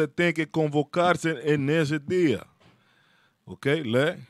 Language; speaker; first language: Portuguese; non-native, fluent; Spanish